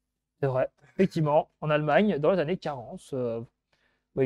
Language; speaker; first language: French; native; French